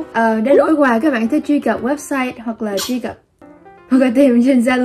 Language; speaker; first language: Vietnamese; early bilingual, heritage; Vietnamese